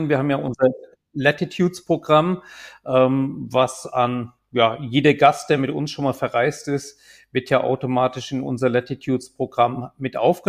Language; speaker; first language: German; native; German